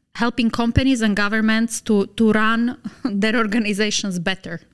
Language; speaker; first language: English; non-native, fluent; Slovak